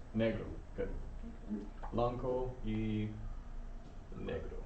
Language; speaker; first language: Spanish; non-native, fluent; English